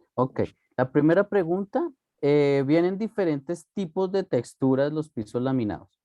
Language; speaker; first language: Spanish; native; Spanish